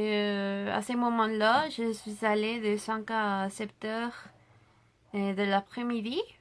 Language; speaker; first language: French; non-native, learner; Spanish